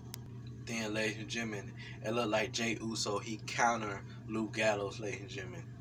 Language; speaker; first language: English; native; English